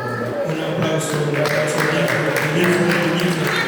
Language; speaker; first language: Spanish; non-native, fluent; Haitian Creole